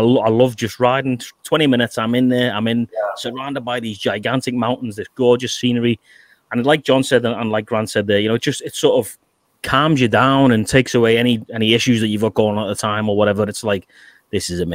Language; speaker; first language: English; native; English